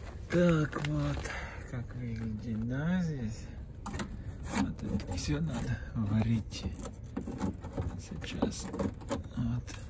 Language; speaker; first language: Russian; early bilingual, heritage; Russian